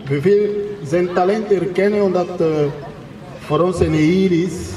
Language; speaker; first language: Dutch; non-native, fluent; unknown